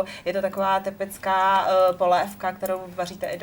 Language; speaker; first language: Czech; native; Czech